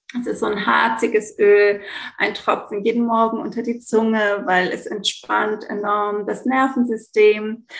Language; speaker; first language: German; early bilingual, heritage; German